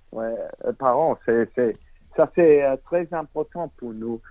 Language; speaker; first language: French; non-native, learner; English